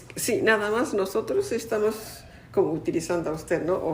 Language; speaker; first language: Spanish; non-native, fluent; Japanese